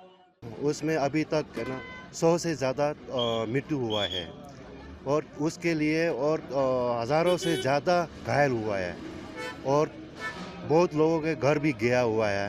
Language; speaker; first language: Hindi; non-native, learner; Tibetan